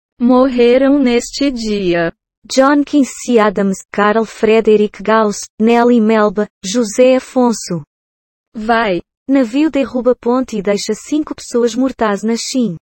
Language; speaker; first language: Portuguese; native; Portuguese